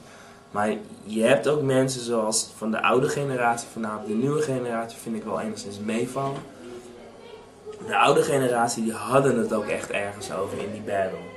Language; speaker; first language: Dutch; native; Dutch